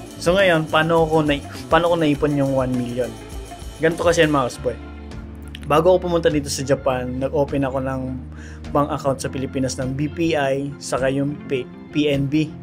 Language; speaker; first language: Filipino; native; Filipino